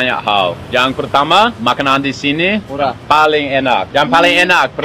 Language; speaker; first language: Indonesian; non-native, learner; English